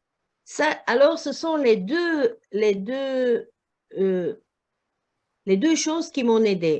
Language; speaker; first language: French; non-native, learner; Croatian